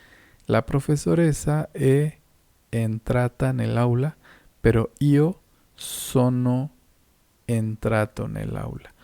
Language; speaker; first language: Italian; non-native, fluent; Spanish